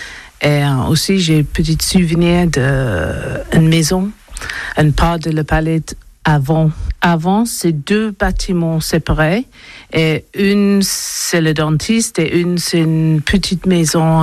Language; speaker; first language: French; non-native, learner; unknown